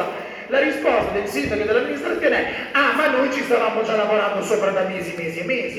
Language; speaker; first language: Italian; native; Italian